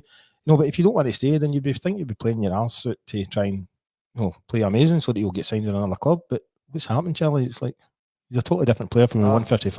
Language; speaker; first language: English; native; English